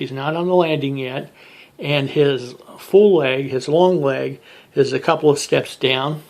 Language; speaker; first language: English; native; English